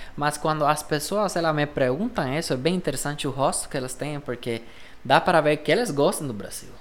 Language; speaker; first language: Portuguese; non-native, fluent; Spanish